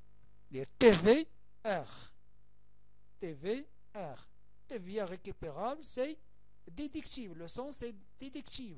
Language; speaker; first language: French; non-native, local second language; Arabic